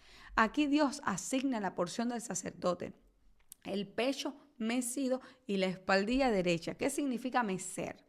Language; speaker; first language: Spanish; native; Spanish